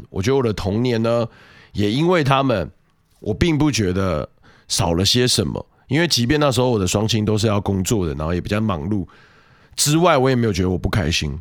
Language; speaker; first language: Chinese; native; Chinese